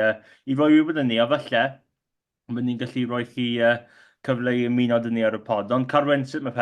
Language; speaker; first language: Welsh; non-native, local second language; English